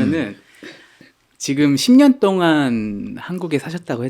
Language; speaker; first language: Korean; native; Korean